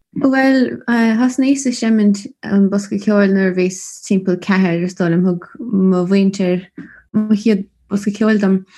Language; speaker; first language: Irish; native; Irish